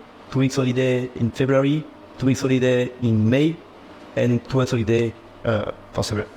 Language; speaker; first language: English; non-native, fluent; French